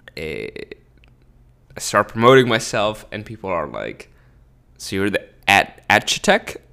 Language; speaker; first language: English; early bilingual, other home language; Spanish